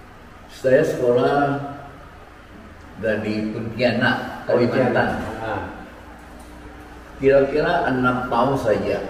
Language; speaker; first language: Indonesian; early bilingual, other home language; Min Nan Chinese